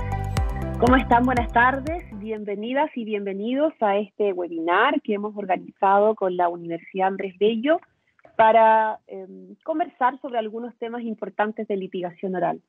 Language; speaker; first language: Spanish; native; Spanish